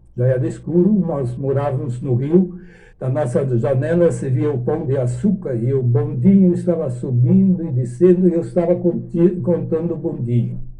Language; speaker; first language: Portuguese; non-native, fluent; German